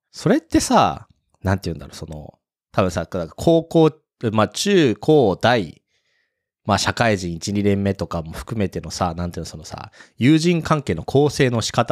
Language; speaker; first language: Japanese; native; Japanese